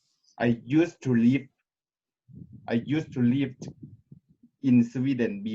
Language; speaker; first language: English; non-native, learner; Thai